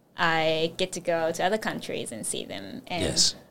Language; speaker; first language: English; non-native, fluent; Japanese